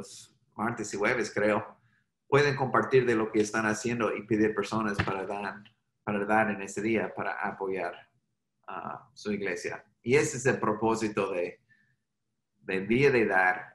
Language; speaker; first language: Spanish; non-native, fluent; English